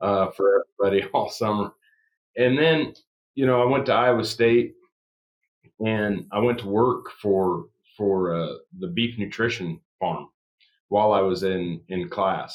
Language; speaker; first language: English; native; English